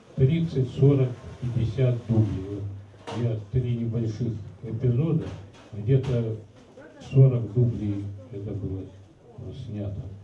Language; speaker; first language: Russian; native; Russian